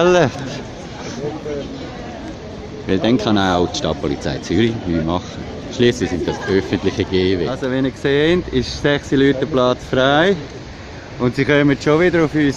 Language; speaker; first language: German; native; German